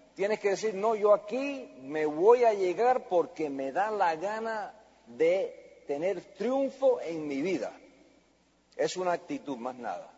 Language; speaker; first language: Spanish; early bilingual, heritage; Spanish